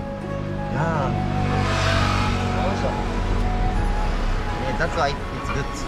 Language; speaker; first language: English; non-native, learner; Japanese